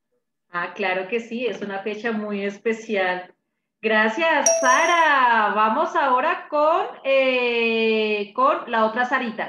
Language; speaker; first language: Spanish; native; Spanish